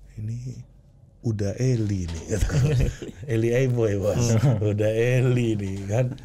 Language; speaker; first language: Indonesian; non-native, local second language; Minangkabau